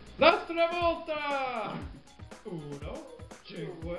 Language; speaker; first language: Italian; non-native, learner; English